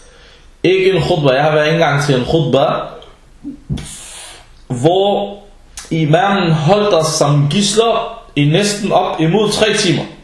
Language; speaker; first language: Danish; non-native, fluent; Arabic